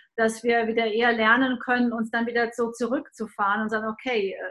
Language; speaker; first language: German; native; German